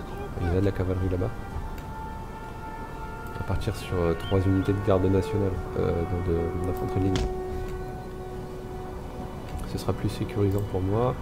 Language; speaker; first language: French; native; French